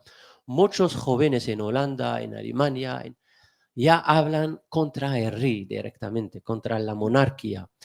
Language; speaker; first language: Spanish; non-native, fluent; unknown